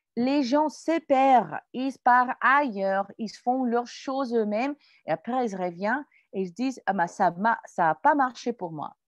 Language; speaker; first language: French; non-native, fluent; English